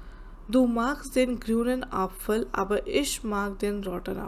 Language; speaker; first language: German; non-native, learner; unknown